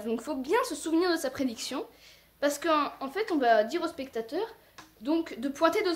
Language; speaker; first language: French; native; French